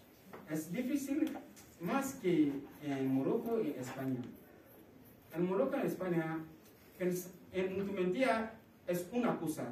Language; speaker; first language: Spanish; non-native, learner; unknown